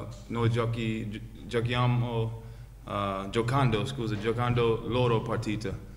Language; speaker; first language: Italian; non-native, learner; English